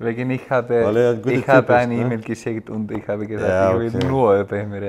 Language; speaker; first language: German; non-native, learner; Icelandic